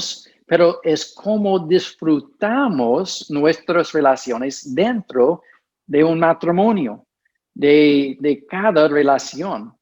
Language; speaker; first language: Spanish; non-native, fluent; English